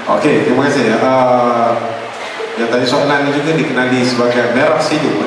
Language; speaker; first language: Malay; native; Malay